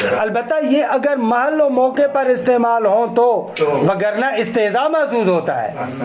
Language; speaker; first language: Urdu; non-native, local second language; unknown